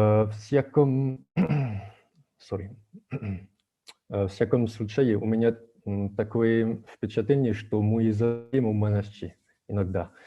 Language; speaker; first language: Russian; non-native, fluent; French